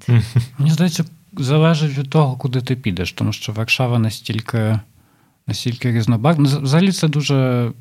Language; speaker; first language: Ukrainian; non-native, local second language; Russian